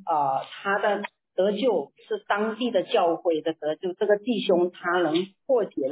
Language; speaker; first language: Chinese; native; Chinese